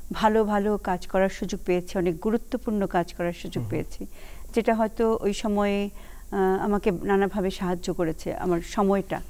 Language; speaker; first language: Bangla; native; Bangla